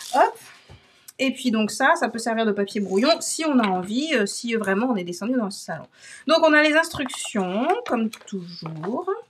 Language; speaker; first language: French; native; French